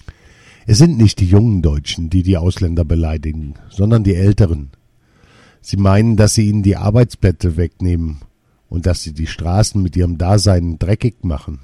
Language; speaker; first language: German; early bilingual, other home language; Arabic